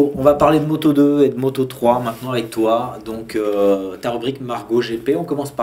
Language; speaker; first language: French; native; French